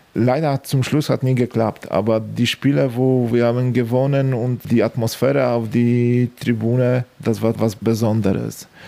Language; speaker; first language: German; non-native, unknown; Polish